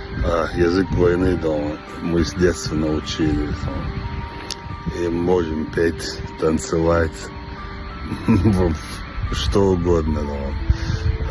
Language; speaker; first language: Russian; non-native, local second language; Chechen